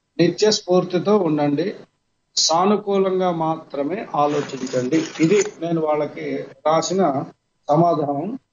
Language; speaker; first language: Telugu; native; Telugu